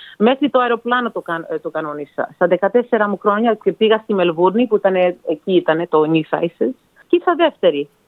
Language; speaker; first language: Greek; early bilingual, heritage; Greek